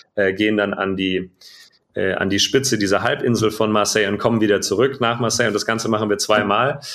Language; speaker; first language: German; native; German